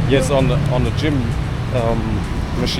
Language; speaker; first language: English; non-native, fluent; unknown